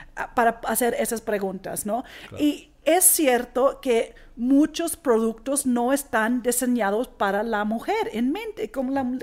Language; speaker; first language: Spanish; non-native, fluent; English